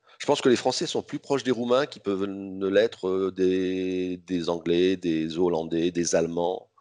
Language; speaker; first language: French; native; French